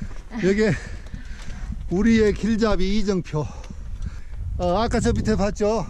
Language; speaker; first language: Korean; native; Korean